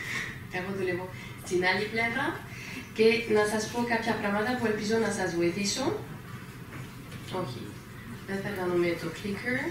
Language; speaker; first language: Greek; non-native, fluent; French